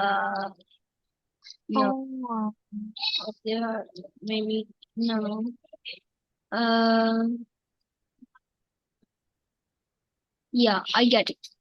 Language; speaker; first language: English; non-native, local second language; Urdu